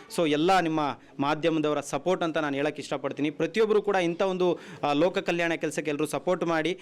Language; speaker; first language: Kannada; native; Kannada